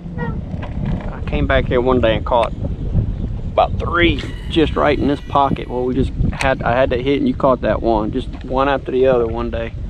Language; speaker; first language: English; native; English